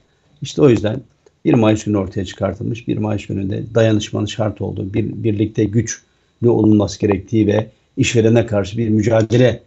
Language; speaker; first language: Turkish; native; Turkish